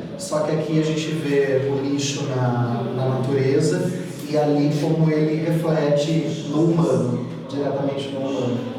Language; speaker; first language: Portuguese; native; Portuguese